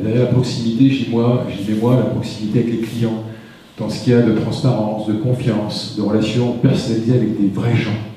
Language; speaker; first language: French; native; French